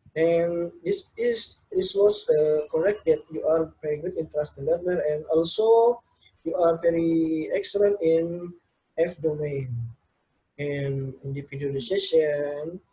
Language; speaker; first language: English; non-native, learner; Indonesian